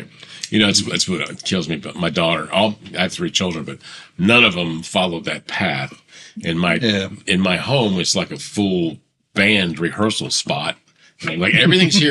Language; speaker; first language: English; native; English